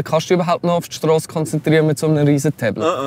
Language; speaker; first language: German; native; German